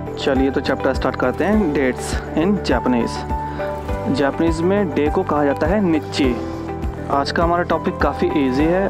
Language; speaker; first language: Hindi; native; Hindi